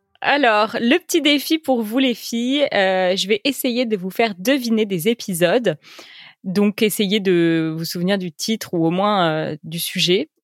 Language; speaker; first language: French; native; French